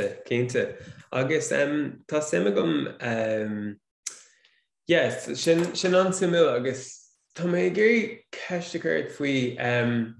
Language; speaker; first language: Irish; non-native, local second language; English